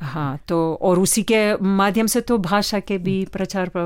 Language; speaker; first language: Hindi; non-native, fluent; Lithuanian